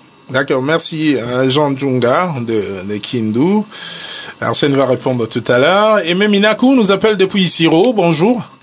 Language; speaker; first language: French; non-native, local second language; Lingala